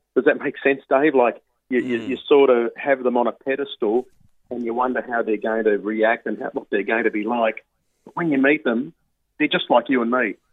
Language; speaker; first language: English; native; English